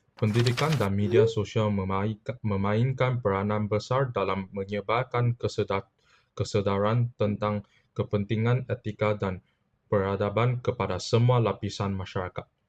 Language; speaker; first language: Malay; non-native, local second language; Chinese